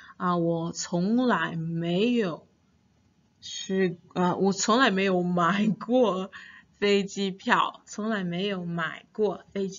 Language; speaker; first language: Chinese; non-native, fluent; English